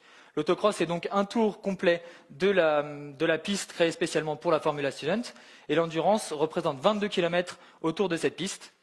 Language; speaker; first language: French; native; French